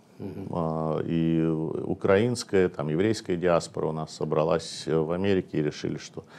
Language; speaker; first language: Russian; native; Russian